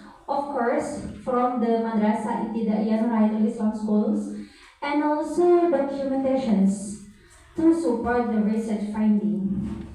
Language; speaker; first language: English; non-native, learner; Indonesian